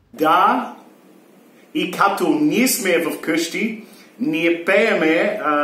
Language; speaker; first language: Bulgarian; non-native, learner; English